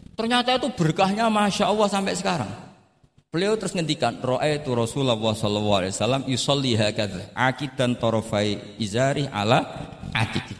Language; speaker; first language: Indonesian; non-native, local second language; Javanese